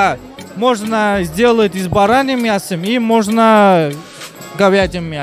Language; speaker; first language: Russian; non-native, fluent; Turkmen